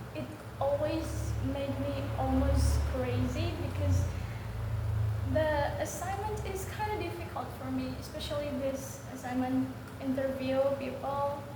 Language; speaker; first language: English; non-native, learner; Indonesian